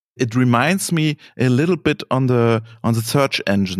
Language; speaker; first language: English; non-native, fluent; German